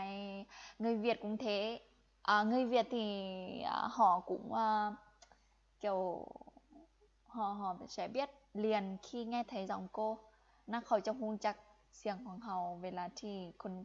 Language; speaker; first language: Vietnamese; non-native, fluent; Lao